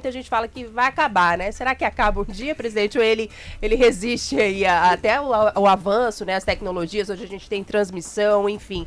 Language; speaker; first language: Portuguese; native; Portuguese